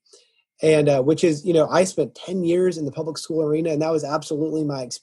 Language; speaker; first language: English; native; English